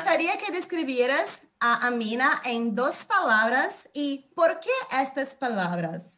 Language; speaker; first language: Spanish; non-native, fluent; Portuguese